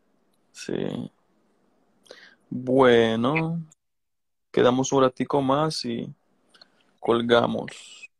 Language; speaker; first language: Spanish; non-native, learner; English